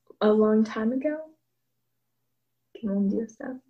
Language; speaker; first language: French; non-native, learner; English